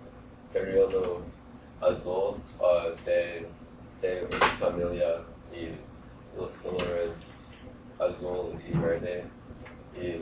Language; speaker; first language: Spanish; non-native, learner; English